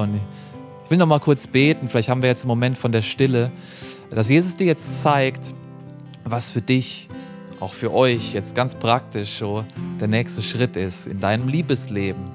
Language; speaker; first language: German; native; German